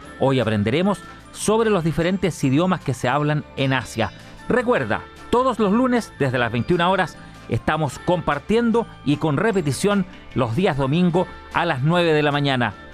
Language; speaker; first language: Spanish; native; Spanish